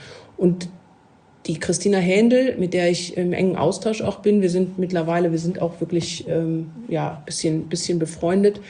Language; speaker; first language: German; native; German